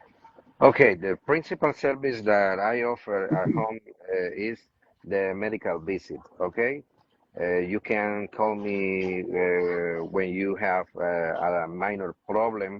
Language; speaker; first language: English; non-native, learner; Spanish